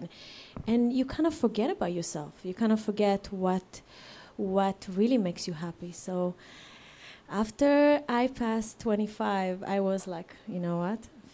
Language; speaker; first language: English; non-native, fluent; Hebrew